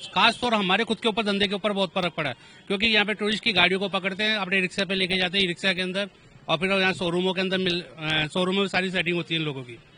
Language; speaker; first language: Hindi; native; Hindi